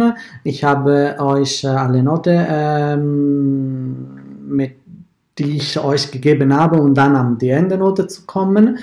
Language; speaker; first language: German; non-native, fluent; Italian